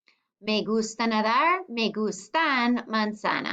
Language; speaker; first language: Spanish; non-native, fluent; English